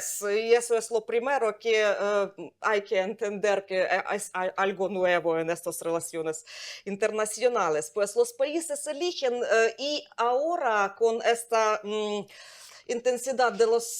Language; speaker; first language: Spanish; non-native, fluent; Ukrainian